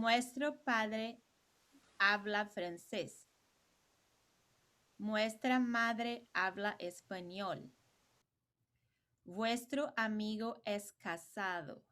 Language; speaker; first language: Spanish; non-native, learner; English